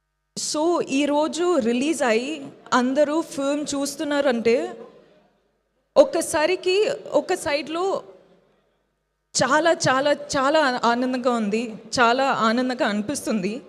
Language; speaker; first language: Telugu; non-native, fluent; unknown